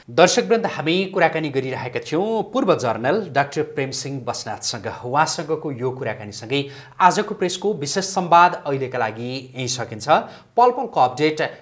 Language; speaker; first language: Nepali; native; Nepali